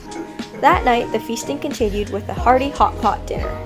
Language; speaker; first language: English; native; English